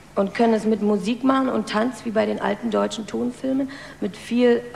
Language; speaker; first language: German; native; German